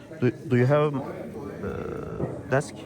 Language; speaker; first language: English; non-native, learner; Turkish